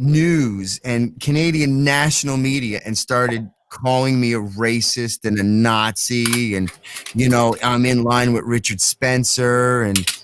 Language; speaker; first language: English; native; English